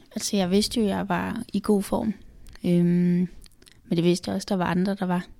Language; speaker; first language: Danish; native; Danish